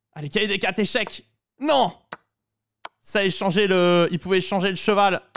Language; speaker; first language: French; native; French